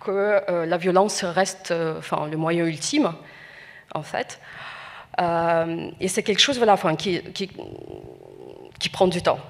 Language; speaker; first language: French; non-native, fluent; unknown